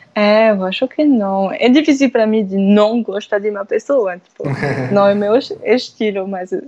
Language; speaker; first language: Portuguese; non-native, fluent; French